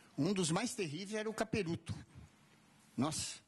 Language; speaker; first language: Portuguese; native; Portuguese